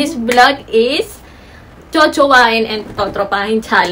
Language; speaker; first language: English; non-native, local second language; Filipino